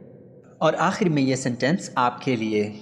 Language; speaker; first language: Urdu; native; Urdu